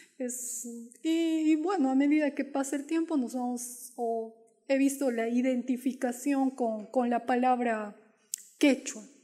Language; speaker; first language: Spanish; non-native, local second language; Quechua